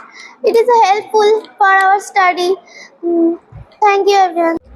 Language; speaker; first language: English; non-native, learner; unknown